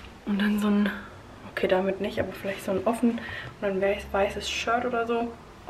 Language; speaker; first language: German; native; German